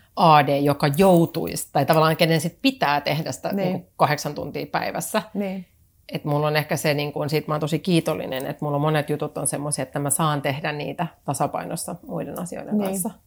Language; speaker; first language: Finnish; native; Finnish